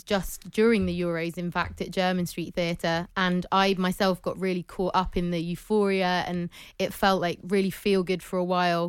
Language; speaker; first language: English; native; English